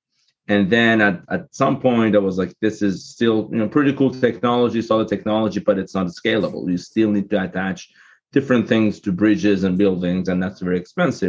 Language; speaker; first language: English; non-native, fluent; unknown